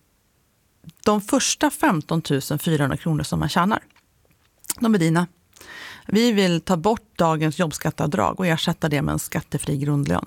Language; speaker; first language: Swedish; native; Swedish